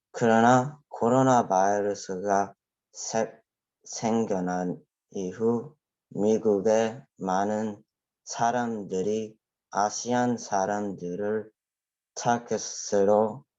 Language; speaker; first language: Korean; early bilingual, heritage; Korean